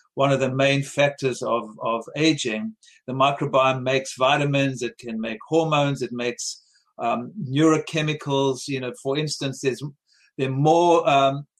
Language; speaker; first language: English; native; English